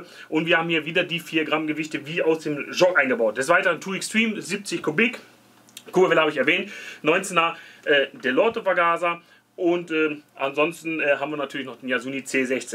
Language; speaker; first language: German; native; German